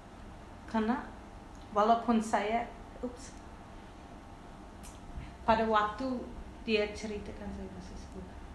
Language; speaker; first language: Indonesian; non-native, fluent; English